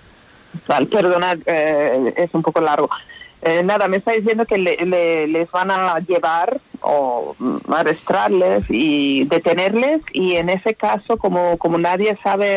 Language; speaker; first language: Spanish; non-native, fluent; Persian